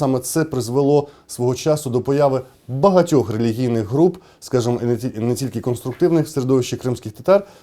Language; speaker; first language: Ukrainian; non-native, local second language; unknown